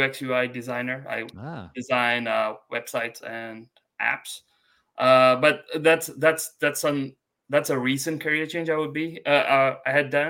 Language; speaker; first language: English; non-native, local second language; Malayalam